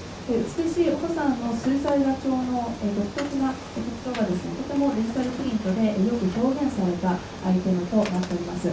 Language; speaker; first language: Japanese; native; Japanese